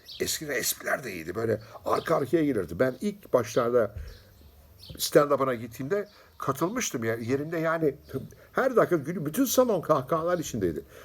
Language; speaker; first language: Turkish; native; Turkish